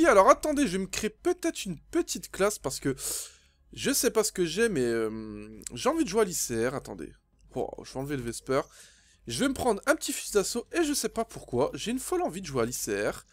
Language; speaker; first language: French; native; French